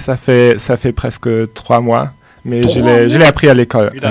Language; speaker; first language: French; non-native, fluent; German